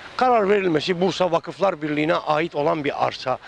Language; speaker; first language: Turkish; native; Turkish